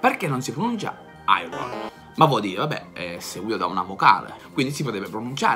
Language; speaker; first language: Italian; native; Italian